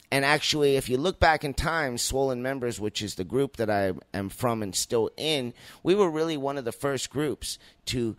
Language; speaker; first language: English; native; English